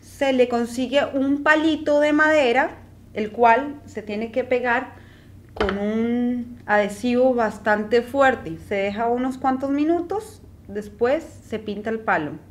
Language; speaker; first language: Spanish; native; Spanish